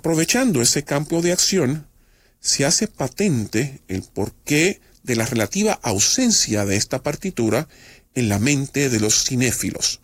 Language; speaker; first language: Spanish; native; Spanish